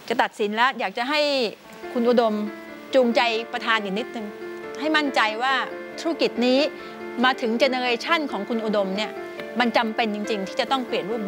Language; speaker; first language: Thai; native; Thai